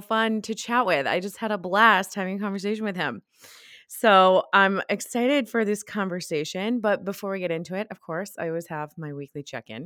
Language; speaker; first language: English; native; English